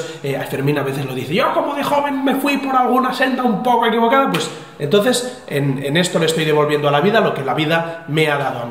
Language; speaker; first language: Spanish; native; Spanish